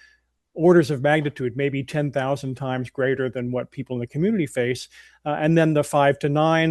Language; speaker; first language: English; native; English